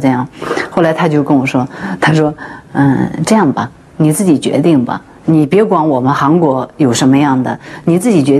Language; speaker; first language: Chinese; native; Chinese